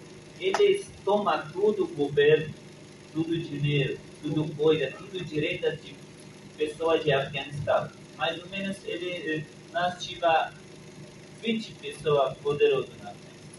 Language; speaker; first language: Portuguese; non-native, learner; Persian